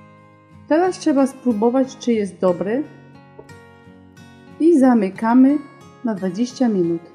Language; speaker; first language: Polish; non-native, learner; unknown